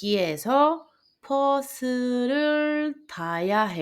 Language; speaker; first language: Korean; non-native, fluent; Spanish